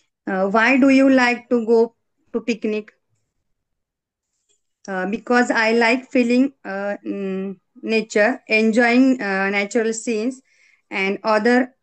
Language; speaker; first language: English; non-native, learner; Marathi